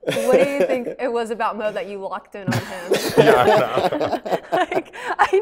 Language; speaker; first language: English; native; English